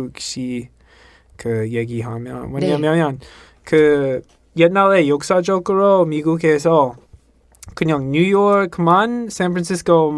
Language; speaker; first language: Korean; non-native, learner; English